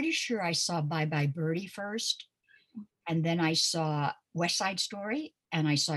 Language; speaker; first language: English; native; English